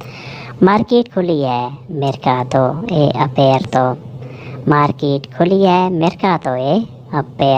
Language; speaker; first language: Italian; non-native, learner; Urdu